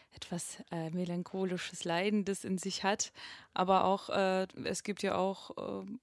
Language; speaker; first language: German; non-native, fluent; Russian